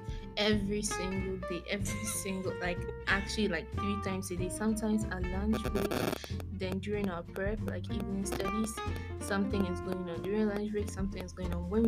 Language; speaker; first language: English; non-native, local second language; Akan